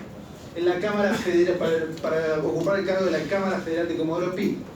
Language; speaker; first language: Spanish; native; Spanish